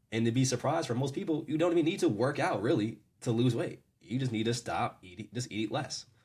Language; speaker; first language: English; native; English